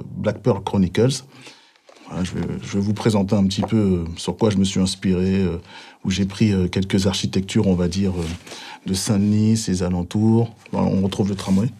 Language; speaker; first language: French; native; French